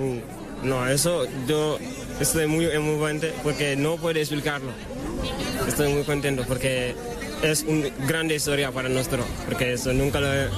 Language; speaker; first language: Spanish; non-native, learner; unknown